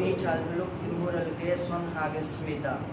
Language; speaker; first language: Korean; non-native, learner; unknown